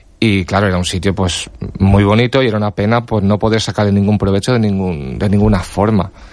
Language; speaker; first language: Spanish; early bilingual, other home language; English